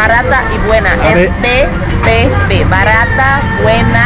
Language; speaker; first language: Spanish; non-native, fluent; Portuguese